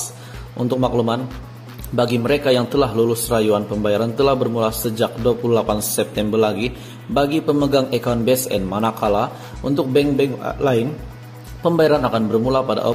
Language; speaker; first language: Malay; native; Malay